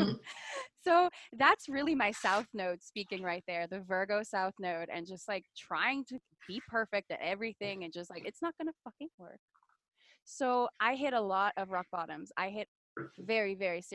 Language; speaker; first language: English; non-native, fluent; French